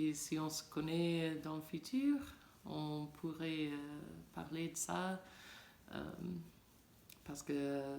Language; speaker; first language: French; non-native, learner; English